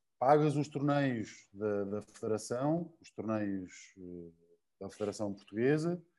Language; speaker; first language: Portuguese; native; Portuguese